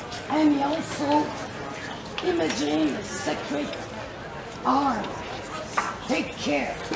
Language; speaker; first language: English; non-native, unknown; French